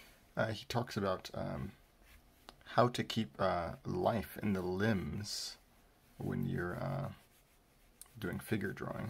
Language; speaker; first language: English; native; English